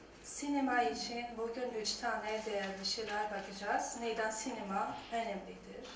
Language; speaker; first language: Turkish; non-native, learner; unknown